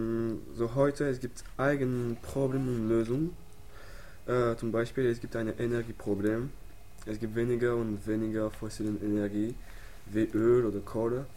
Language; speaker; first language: German; non-native, learner; French